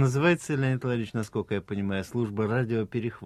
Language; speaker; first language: Russian; native; Russian